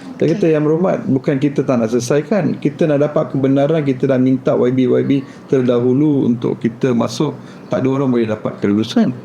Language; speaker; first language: Malay; non-native, local second language; Tamil